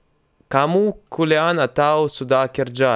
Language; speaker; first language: Indonesian; non-native, learner; Russian